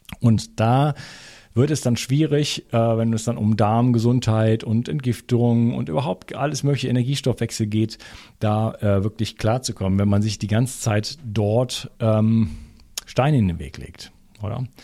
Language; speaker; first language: German; native; German